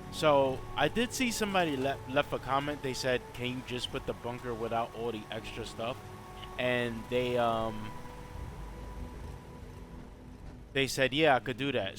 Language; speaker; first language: English; native; English